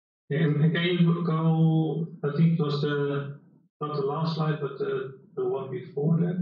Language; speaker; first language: English; non-native, fluent; Dutch